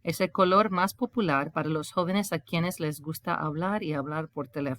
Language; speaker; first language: Spanish; non-native, fluent; English